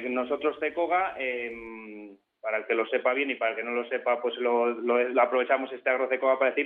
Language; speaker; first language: Spanish; native; Spanish